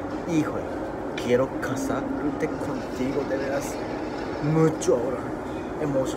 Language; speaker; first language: Spanish; non-native, learner; Japanese